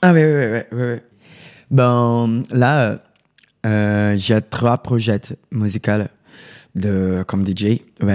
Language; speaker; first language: French; non-native, learner; Portuguese